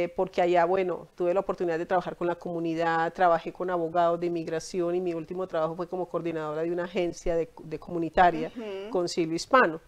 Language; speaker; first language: Spanish; native; Spanish